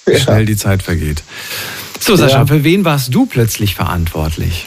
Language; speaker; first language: German; native; German